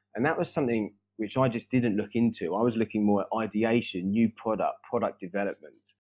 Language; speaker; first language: English; native; English